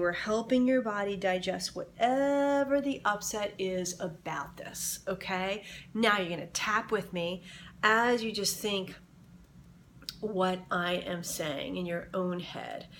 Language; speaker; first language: English; native; English